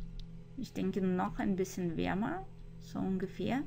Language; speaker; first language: German; non-native, fluent; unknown